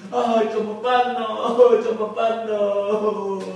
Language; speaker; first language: Chinese; non-native, learner; Korean